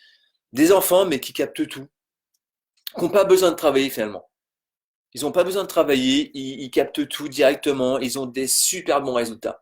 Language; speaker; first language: French; native; French